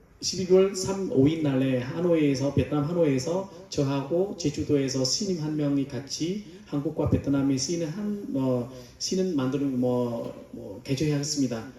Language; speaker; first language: Korean; non-native, learner; Vietnamese